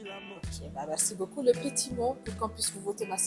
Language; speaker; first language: French; native; French